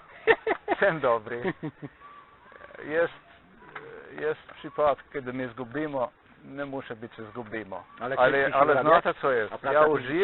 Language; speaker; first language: Polish; non-native, learner; Slovenian